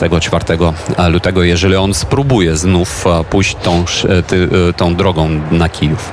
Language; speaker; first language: Polish; non-native, fluent; Ukrainian